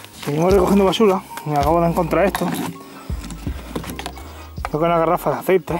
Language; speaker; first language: Spanish; native; Spanish